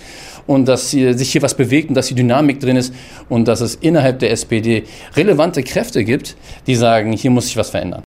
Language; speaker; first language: German; native; German